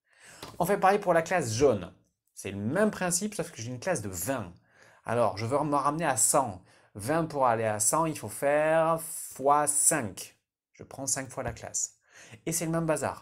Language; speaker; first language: French; native; French